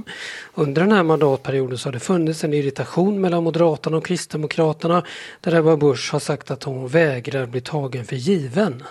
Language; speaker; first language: Swedish; native; Swedish